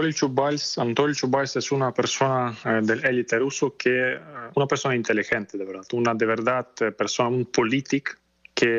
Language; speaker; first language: Spanish; non-native, fluent; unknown